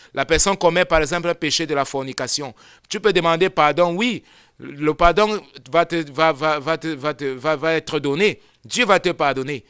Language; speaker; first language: French; non-native, local second language; Lingala